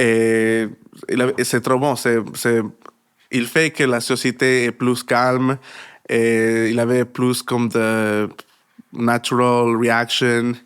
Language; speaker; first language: French; non-native, learner; Spanish